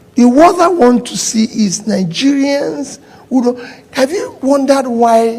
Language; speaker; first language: English; non-native, local second language; Igbo